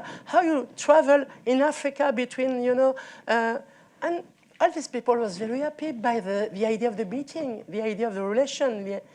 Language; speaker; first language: English; non-native, learner; French